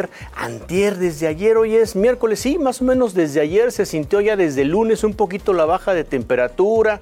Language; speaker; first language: Spanish; native; Spanish